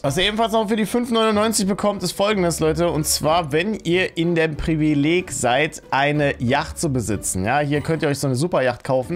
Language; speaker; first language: German; native; German